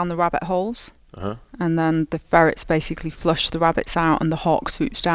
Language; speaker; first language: English; native; English